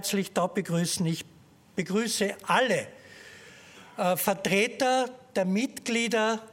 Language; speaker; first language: German; native; German